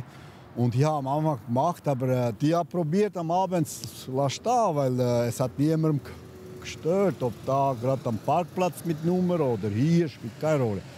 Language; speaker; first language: German; non-native, learner; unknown